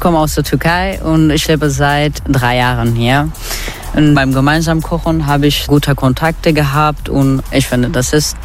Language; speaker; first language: German; non-native, learner; Turkish